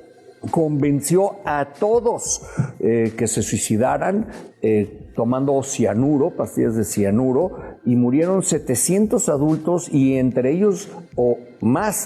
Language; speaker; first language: Spanish; native; Spanish